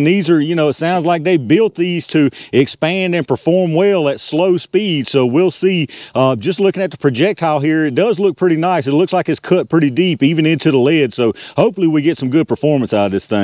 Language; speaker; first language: English; native; English